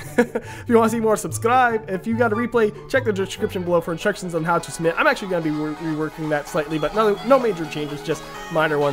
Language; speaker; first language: English; native; English